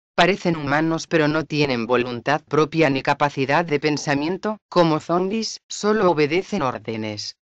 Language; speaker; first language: Spanish; native; Spanish